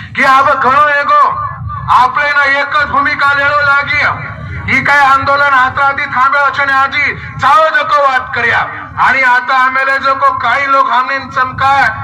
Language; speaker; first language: Marathi; non-native, local second language; Lambadi